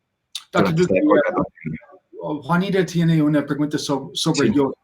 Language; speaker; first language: Spanish; non-native, learner; English